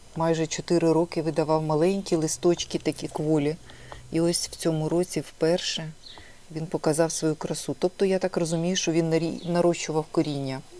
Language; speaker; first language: Ukrainian; non-native, local second language; Russian